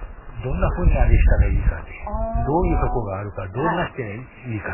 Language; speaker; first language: Japanese; native; Japanese